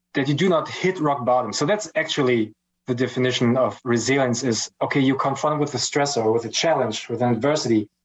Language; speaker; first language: English; non-native, fluent; German